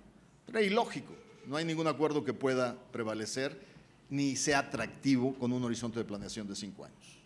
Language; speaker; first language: Spanish; native; Spanish